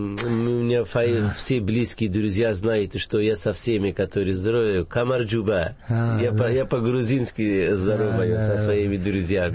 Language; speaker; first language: Russian; non-native, fluent; Persian